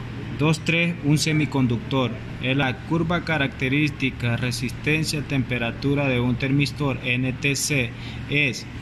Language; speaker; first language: Spanish; native; Spanish